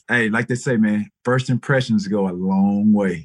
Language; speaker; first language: English; native; English